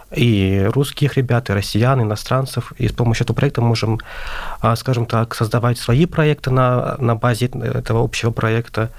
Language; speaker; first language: Russian; non-native, local second language; Azerbaijani